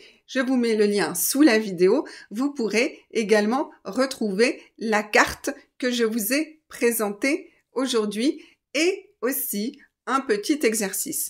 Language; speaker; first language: French; native; French